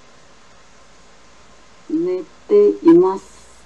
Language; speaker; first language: Japanese; non-native, learner; Chinese